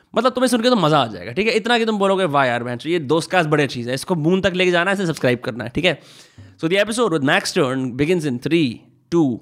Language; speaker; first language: Hindi; native; Hindi